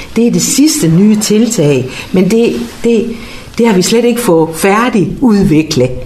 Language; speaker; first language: Danish; native; Danish